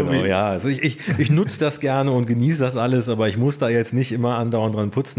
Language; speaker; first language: German; native; German